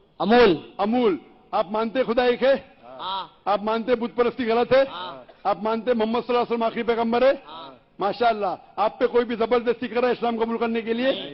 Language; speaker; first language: Hindi; non-native, local second language; Konkani